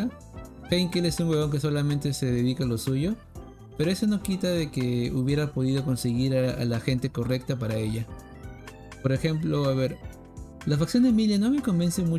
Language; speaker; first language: Spanish; native; Spanish